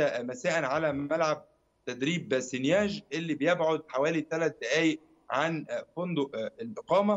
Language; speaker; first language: Arabic; native; Arabic